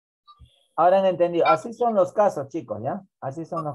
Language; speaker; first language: Spanish; native; Spanish